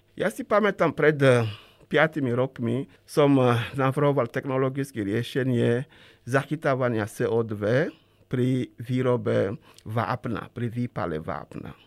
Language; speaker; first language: Slovak; non-native, fluent; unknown